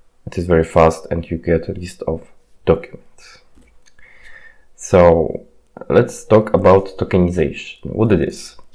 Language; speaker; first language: English; non-native, fluent; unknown